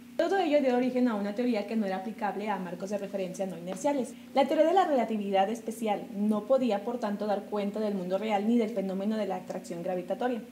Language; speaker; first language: Spanish; native; Spanish